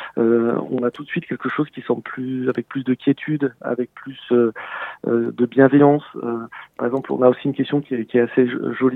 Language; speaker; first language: French; native; French